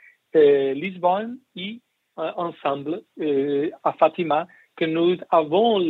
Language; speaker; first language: French; non-native, learner; Portuguese